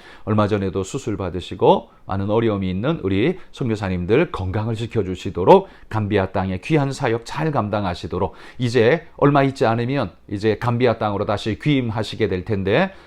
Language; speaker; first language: Korean; native; Korean